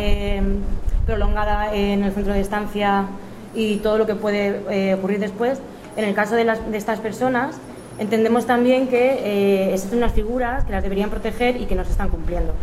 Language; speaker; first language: Spanish; native; Spanish